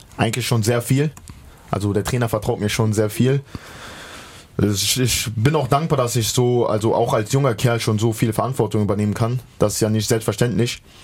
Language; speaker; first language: German; native; German